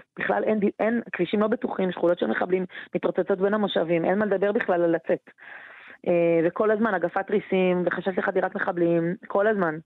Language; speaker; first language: Hebrew; native; Hebrew